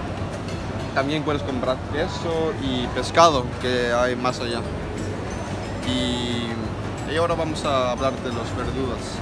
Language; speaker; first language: Spanish; non-native, learner; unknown